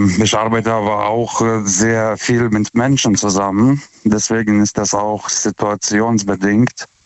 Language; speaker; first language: German; non-native, fluent; Lithuanian